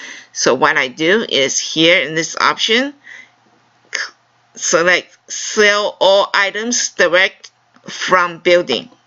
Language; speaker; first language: English; non-native, fluent; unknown